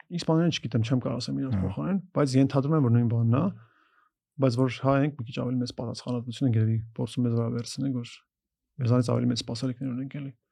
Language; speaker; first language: Armenian; native; Armenian